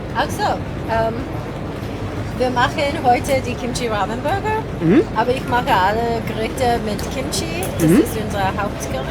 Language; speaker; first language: German; non-native, learner; Korean